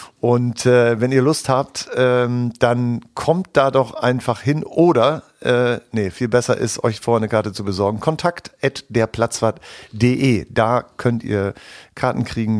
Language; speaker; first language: German; native; German